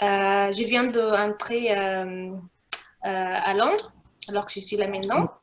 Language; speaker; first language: French; non-native, local second language; Portuguese